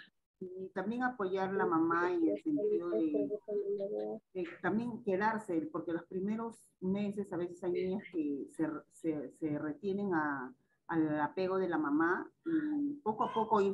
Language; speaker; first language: Spanish; native; Spanish